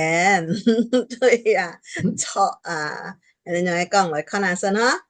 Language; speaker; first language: Chinese; early bilingual, heritage; Chinese